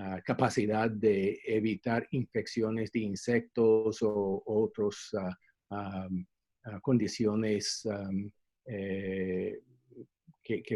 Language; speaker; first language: Spanish; non-native, fluent; English